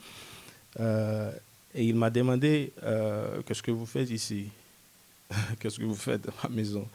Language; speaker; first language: French; non-native, local second language; Haitian Creole